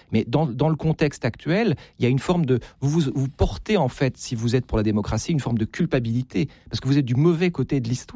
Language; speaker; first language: French; native; French